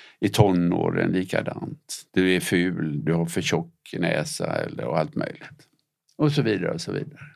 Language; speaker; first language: Swedish; native; Swedish